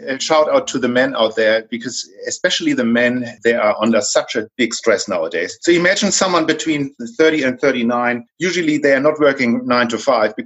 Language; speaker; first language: English; non-native, fluent; German